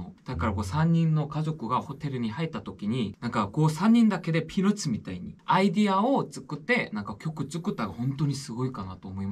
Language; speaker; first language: Japanese; non-native, learner; Korean